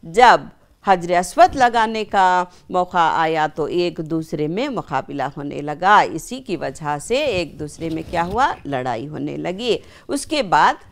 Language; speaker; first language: Urdu; native; Urdu